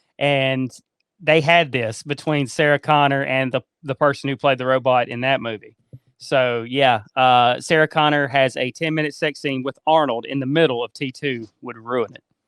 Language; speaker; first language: English; native; English